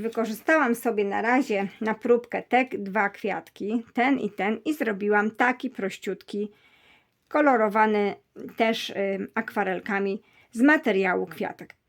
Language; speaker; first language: Polish; native; Polish